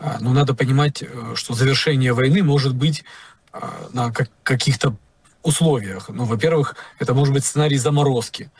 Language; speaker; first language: Russian; non-native, local second language; Ukrainian